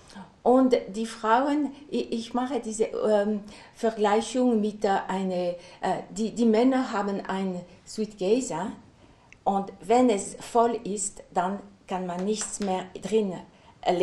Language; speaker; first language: German; non-native, local second language; French